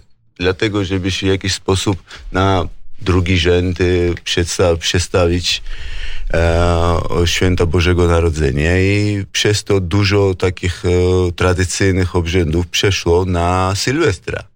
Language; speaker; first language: Polish; non-native, fluent; Georgian